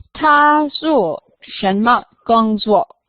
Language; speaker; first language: Chinese; non-native, learner; English